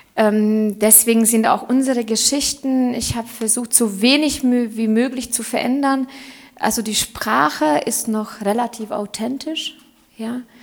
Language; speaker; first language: German; non-native, fluent; Hungarian